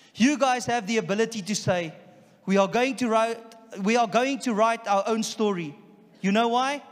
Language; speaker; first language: English; non-native, local second language; Afrikaans